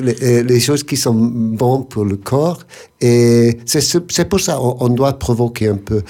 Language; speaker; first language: French; non-native, fluent; English